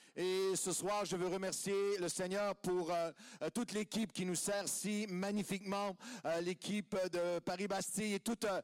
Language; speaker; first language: French; native; French